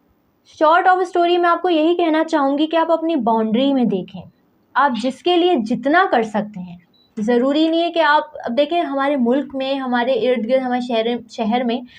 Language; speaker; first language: Urdu; native; Urdu